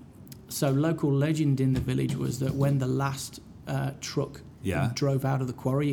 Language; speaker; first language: English; native; English